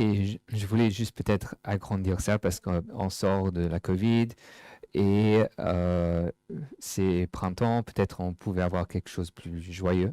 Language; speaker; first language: French; non-native, fluent; English